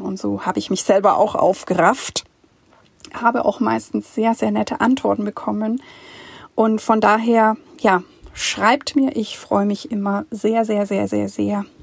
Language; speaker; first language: German; native; German